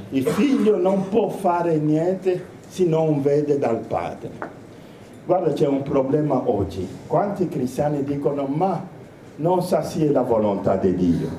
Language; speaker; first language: Italian; non-native, fluent; Romanian